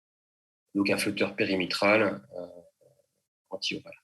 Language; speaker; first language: French; native; French